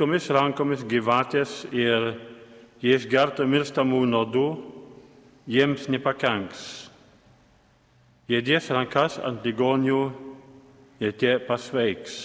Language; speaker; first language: Lithuanian; native; Lithuanian